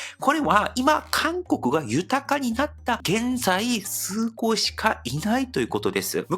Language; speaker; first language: Japanese; non-native, fluent; Korean